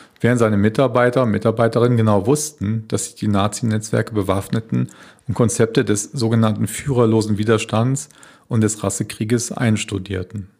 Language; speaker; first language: German; native; German